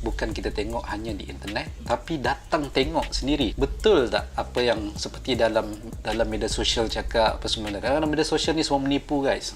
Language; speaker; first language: Malay; native; Malay